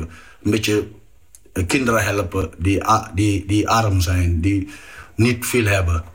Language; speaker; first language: Dutch; non-native, fluent; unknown